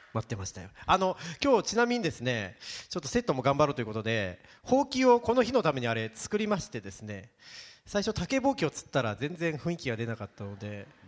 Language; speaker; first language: Japanese; native; Japanese